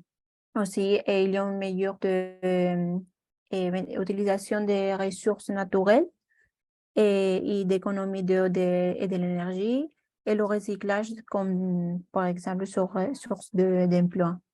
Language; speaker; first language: French; non-native, learner; Spanish